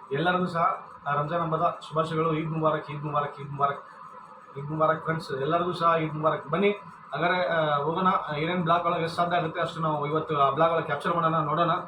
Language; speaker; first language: Kannada; non-native, local second language; Urdu